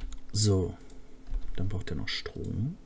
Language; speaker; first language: German; native; German